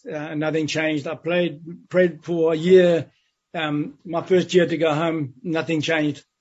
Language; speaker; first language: English; native; English